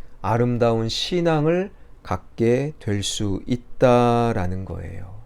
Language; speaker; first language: Korean; native; Korean